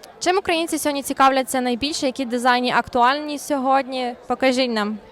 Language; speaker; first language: Ukrainian; native; Ukrainian